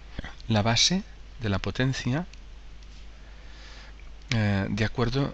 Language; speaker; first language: Spanish; native; Spanish